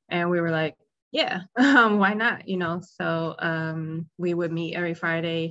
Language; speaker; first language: English; native; English